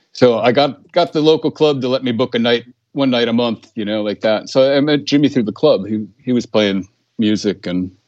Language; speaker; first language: English; native; English